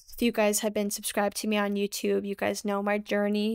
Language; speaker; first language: English; native; English